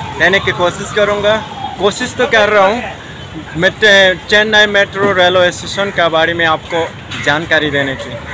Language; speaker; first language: Hindi; non-native, local second language; Bangla